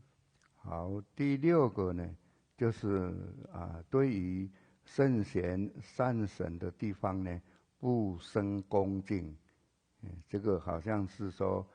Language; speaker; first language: Chinese; native; Chinese